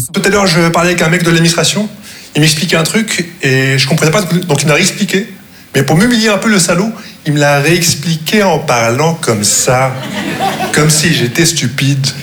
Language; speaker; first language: French; non-native, local second language; Arabic